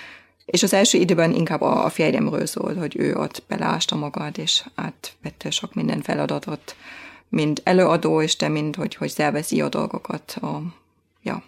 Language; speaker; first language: Hungarian; non-native, fluent; German